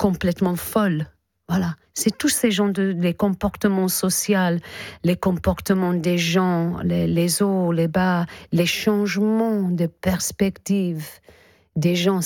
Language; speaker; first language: French; non-native, fluent; English